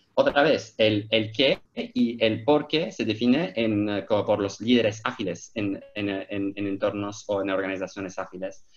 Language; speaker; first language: Spanish; non-native, fluent; Turkish